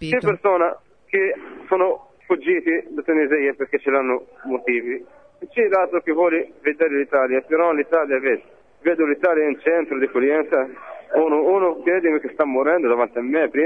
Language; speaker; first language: Italian; non-native, fluent; Arabic